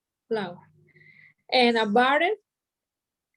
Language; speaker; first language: English; non-native, learner; Spanish